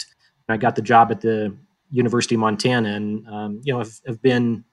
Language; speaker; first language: English; native; English